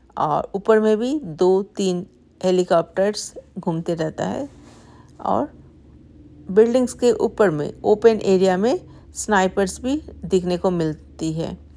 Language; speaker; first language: Hindi; non-native, local second language; Bangla